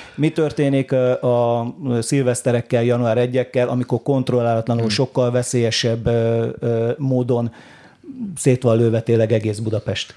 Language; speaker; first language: Hungarian; native; Hungarian